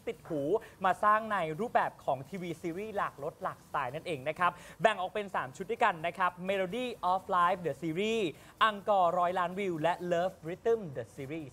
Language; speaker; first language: Thai; native; Thai